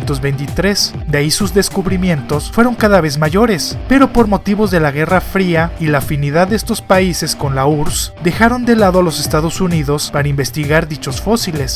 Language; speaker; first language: Spanish; native; Spanish